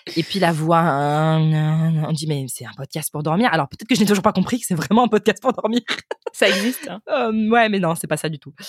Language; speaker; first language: French; native; French